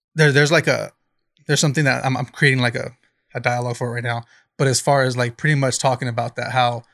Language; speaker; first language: English; native; English